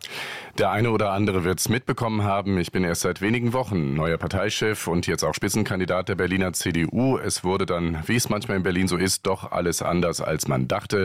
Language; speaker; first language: German; native; German